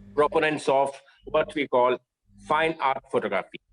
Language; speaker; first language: English; non-native, local second language; Hindi